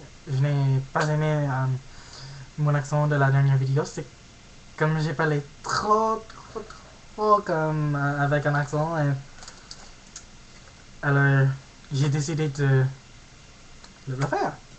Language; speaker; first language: French; non-native, learner; English